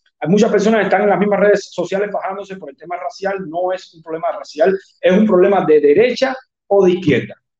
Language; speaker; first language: Spanish; native; Spanish